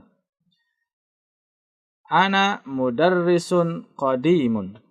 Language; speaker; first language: Arabic; non-native, fluent; Indonesian